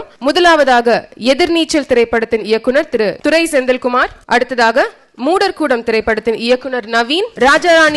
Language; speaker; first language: Tamil; native; Tamil